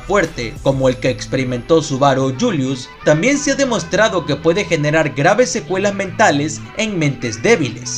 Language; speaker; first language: Spanish; native; Spanish